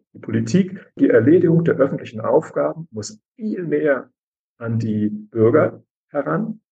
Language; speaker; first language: German; native; German